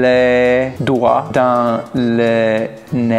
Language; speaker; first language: French; non-native, learner; English